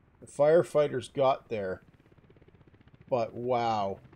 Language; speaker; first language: English; native; English